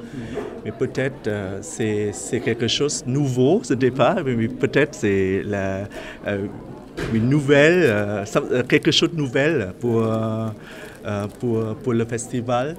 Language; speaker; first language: French; non-native, learner; Vietnamese